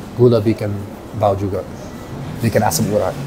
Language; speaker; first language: Indonesian; non-native, learner; English